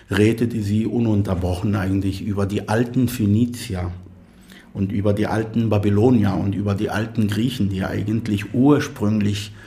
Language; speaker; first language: German; non-native, fluent; Arabic